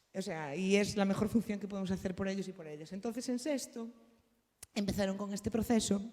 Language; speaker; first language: Spanish; non-native, local second language; Galician